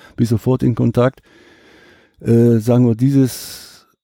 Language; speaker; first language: German; native; German